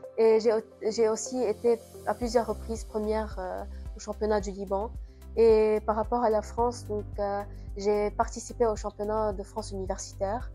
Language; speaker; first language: French; non-native, local second language; Arabic